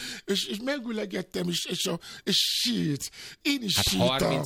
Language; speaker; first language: Hungarian; non-native, learner; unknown